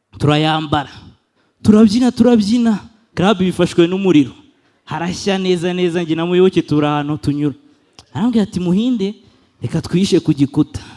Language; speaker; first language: Kinyarwanda; native; Kinyarwanda